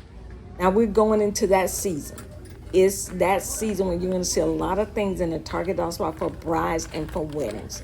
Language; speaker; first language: English; native; English